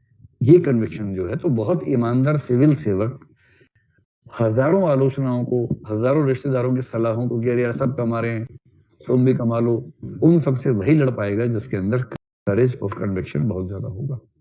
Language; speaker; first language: Hindi; native; Hindi